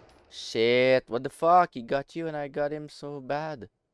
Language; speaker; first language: English; non-native, fluent; French